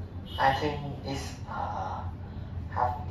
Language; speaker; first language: English; non-native, learner; Vietnamese